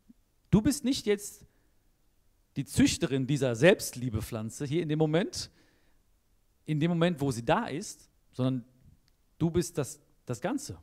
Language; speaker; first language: German; native; German